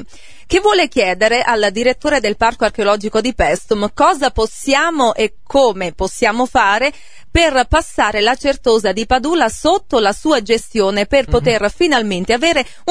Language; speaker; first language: Italian; native; Italian